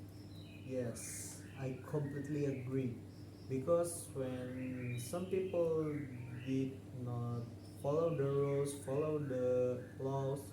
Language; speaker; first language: English; non-native, fluent; Indonesian